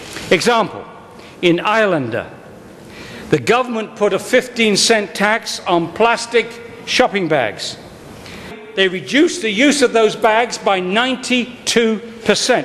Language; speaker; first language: English; native; English